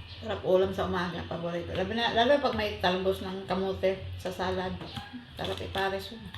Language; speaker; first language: Filipino; non-native, local second language; Cebuano